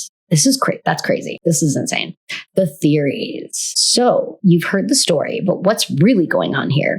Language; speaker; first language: English; native; English